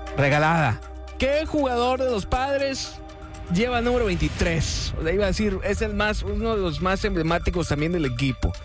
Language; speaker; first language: Spanish; native; Spanish